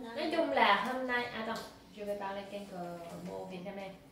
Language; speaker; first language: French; non-native, learner; Vietnamese